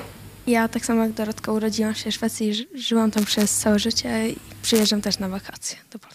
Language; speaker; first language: Polish; early bilingual, heritage; Polish